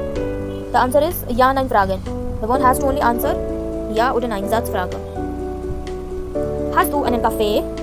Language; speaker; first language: German; non-native, fluent; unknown